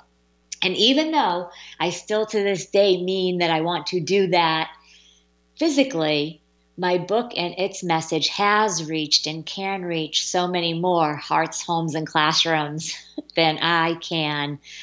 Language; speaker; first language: English; native; English